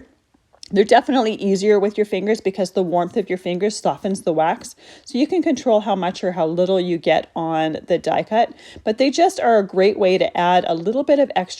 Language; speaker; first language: English; native; English